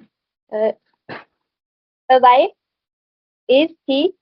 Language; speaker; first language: English; non-native, learner; Hindi